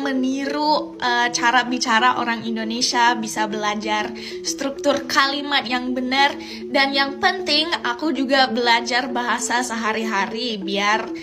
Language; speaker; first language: Indonesian; non-native, fluent; English